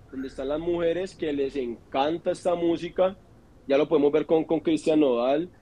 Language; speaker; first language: Spanish; native; Spanish